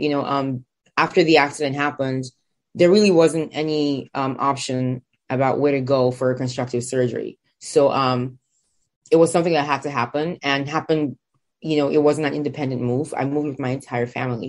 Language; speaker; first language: English; non-native, local second language; Igbo